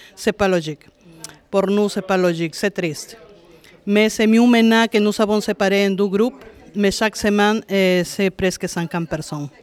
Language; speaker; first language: French; non-native, fluent; Spanish